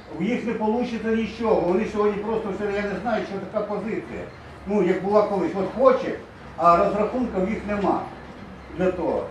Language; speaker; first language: Ukrainian; native; Ukrainian